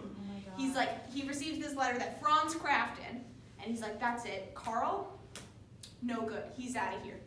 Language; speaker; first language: English; native; English